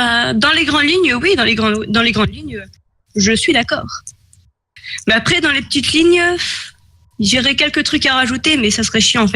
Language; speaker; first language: French; native; French